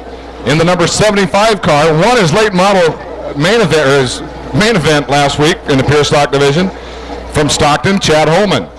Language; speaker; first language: English; native; English